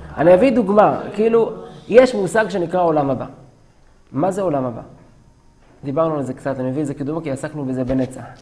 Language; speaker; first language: Hebrew; native; Hebrew